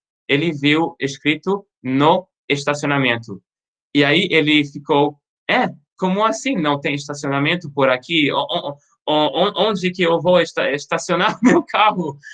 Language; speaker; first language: Portuguese; non-native, fluent; French